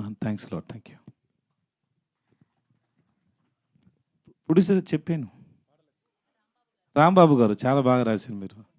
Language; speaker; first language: Telugu; non-native, learner; Tamil